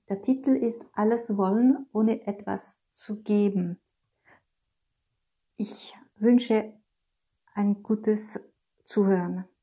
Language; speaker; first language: German; non-native, fluent; French